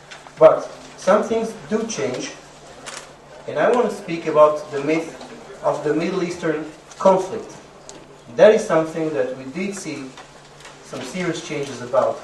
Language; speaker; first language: English; non-native, fluent; Hebrew